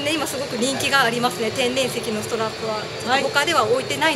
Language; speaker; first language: Japanese; native; Japanese